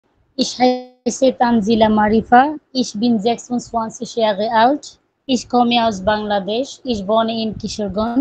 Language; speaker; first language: German; non-native, learner; Bangla